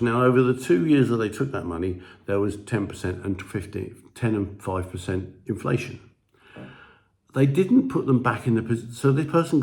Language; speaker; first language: English; native; English